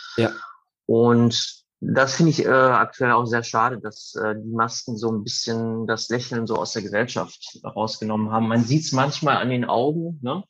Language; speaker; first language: German; early bilingual, other home language; Italian